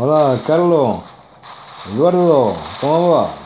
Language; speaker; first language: Spanish; non-native, learner; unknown